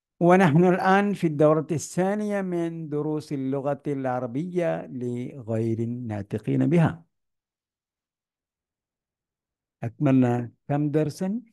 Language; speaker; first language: Arabic; non-native, fluent; Malayalam